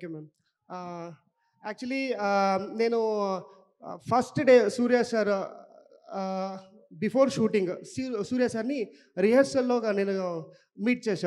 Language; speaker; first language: Telugu; non-native, local second language; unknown